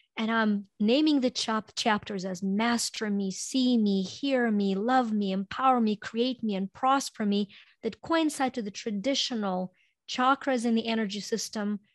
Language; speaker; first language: English; non-native, fluent; Ukrainian